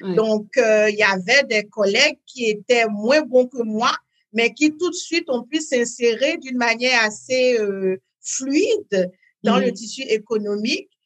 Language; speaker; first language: French; native; French